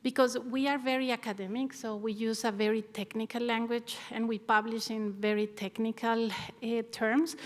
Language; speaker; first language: English; non-native, fluent; Spanish